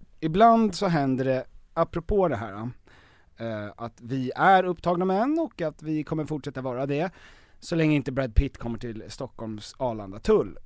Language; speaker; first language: Swedish; native; Swedish